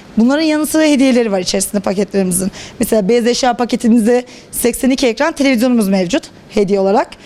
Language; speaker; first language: Turkish; native; Turkish